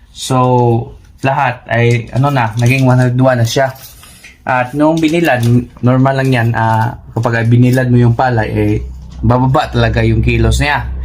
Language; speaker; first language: Filipino; non-native, local second language; Cebuano